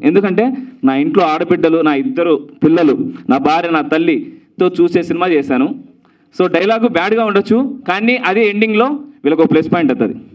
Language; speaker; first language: Telugu; native; Telugu